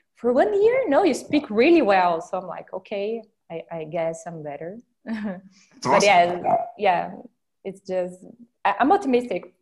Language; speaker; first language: English; non-native, fluent; Portuguese